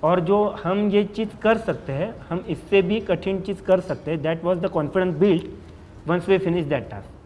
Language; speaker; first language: Hindi; non-native, local second language; Marathi